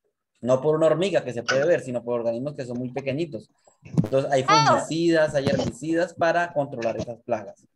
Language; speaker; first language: Spanish; native; Spanish